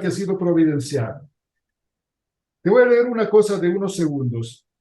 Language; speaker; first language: Spanish; native; Spanish